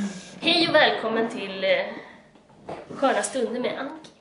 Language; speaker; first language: Swedish; native; Swedish